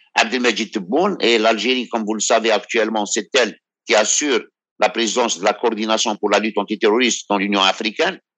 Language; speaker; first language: French; non-native, local second language; Arabic